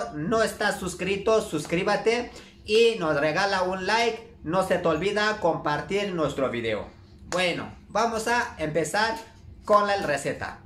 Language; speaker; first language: Spanish; non-native, learner; Turkish